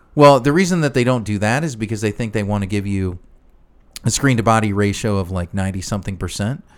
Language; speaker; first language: English; native; English